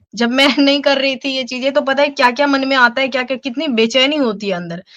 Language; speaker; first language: Hindi; native; Hindi